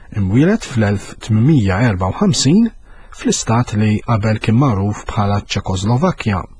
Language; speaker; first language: Maltese; native; Maltese